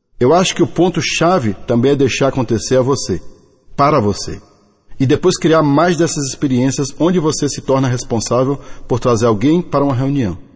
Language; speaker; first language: Portuguese; native; Portuguese